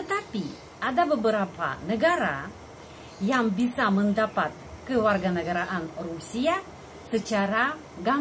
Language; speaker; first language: Indonesian; non-native, fluent; Russian